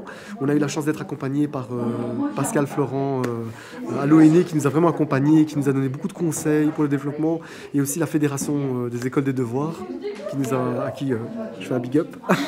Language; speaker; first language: French; native; French